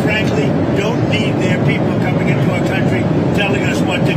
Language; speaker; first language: English; native; English